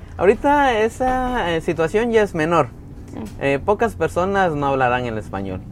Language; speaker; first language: Spanish; native; Spanish